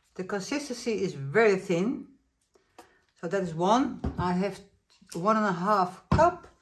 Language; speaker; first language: English; non-native, fluent; Dutch